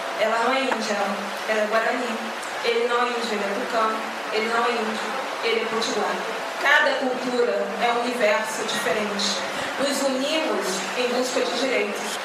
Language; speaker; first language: Portuguese; native; Portuguese